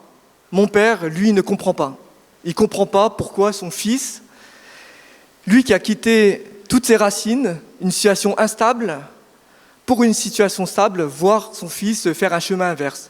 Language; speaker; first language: French; native; French